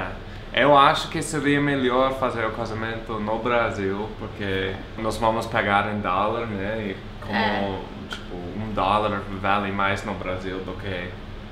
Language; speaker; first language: Portuguese; non-native, fluent; English